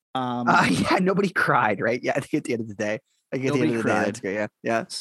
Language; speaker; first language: English; native; English